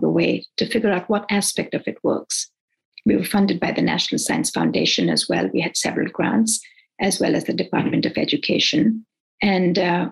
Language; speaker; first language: English; non-native, local second language; Hindi